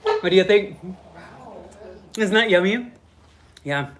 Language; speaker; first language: English; native; English